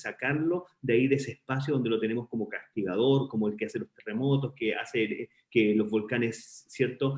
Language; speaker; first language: Spanish; native; Spanish